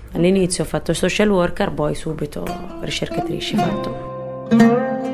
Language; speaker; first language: Italian; non-native, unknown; Arabic